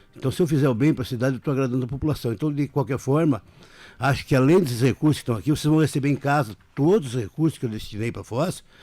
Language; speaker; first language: Portuguese; native; Portuguese